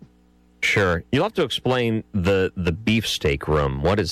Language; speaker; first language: English; native; English